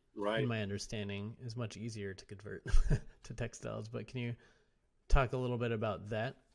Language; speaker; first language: English; native; English